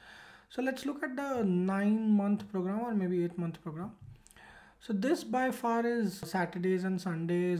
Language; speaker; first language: English; non-native, local second language; Hindi